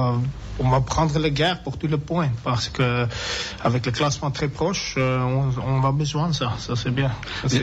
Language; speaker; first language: French; non-native, learner; English